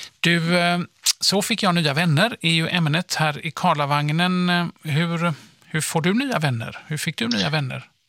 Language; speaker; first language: Swedish; native; Swedish